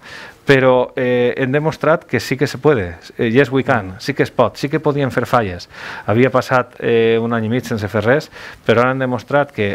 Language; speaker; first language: Catalan; native; Catalan